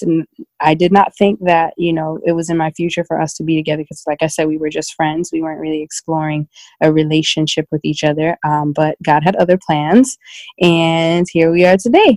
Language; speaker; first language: English; native; English